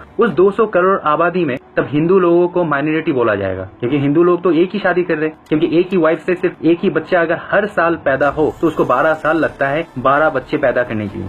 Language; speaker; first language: Hindi; non-native, fluent; Bangla